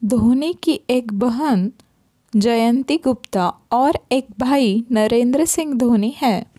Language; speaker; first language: Hindi; non-native, local second language; Marathi